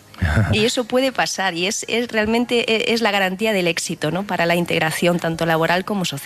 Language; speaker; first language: Spanish; native; Spanish